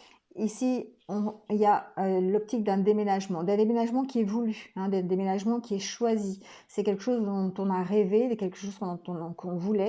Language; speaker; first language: French; native; French